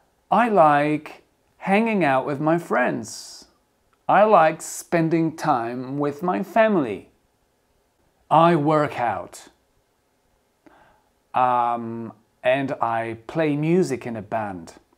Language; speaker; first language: English; non-native, fluent; French